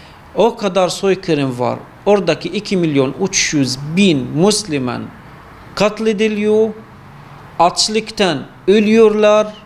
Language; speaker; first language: Turkish; non-native, fluent; Arabic